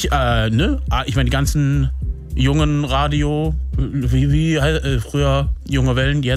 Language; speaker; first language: German; native; German